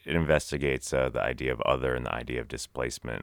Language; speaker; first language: English; native; English